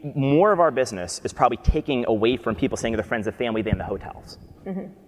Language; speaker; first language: English; native; English